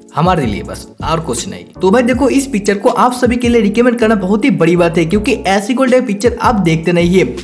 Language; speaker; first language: Hindi; non-native, local second language; Bangla